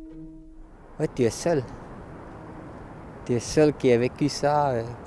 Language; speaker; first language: French; non-native, local second language; German